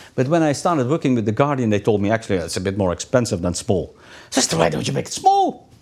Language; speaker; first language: English; non-native, fluent; Dutch